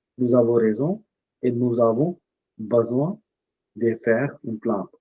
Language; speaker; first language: French; non-native, fluent; Punjabi